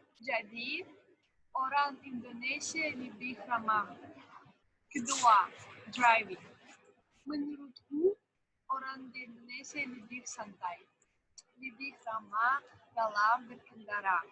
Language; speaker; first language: Indonesian; non-native, fluent; Russian